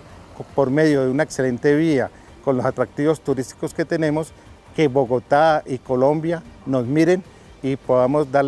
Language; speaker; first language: Spanish; native; Spanish